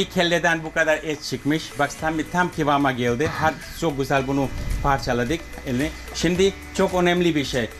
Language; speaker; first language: Turkish; non-native, learner; English